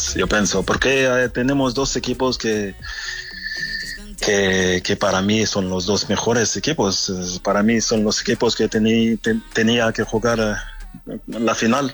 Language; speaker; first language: Spanish; non-native, fluent; French